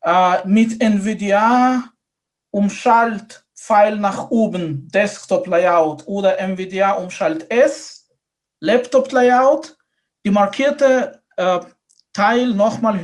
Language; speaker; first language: German; non-native, fluent; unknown